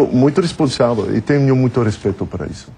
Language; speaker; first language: Portuguese; non-native, fluent; French